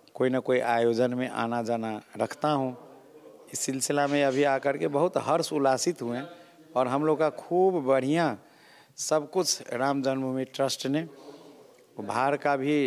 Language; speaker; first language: Hindi; non-native, local second language; Maithili